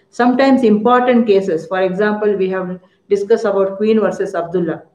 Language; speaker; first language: English; non-native, local second language; Kannada